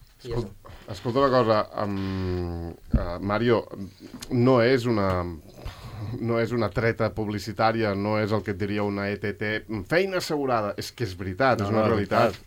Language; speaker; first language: Catalan; native; Catalan